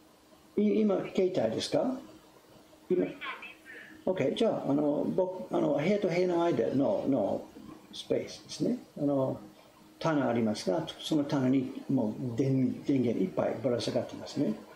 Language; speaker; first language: Japanese; non-native, fluent; English